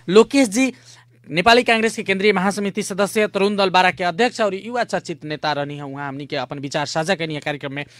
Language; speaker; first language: Bhojpuri; native; Bhojpuri